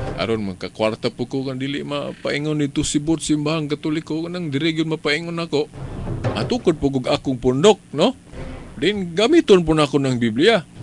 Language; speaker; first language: Cebuano; native; Cebuano